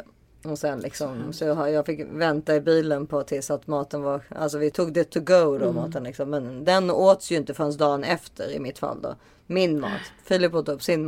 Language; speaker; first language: Swedish; native; Swedish